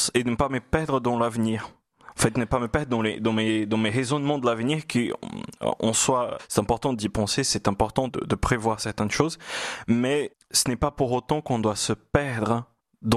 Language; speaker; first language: French; non-native, fluent; Portuguese